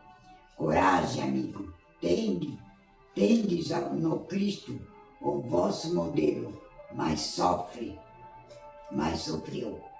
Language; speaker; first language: Portuguese; native; Portuguese